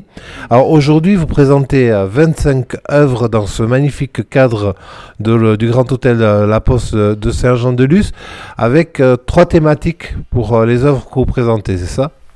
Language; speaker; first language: French; native; French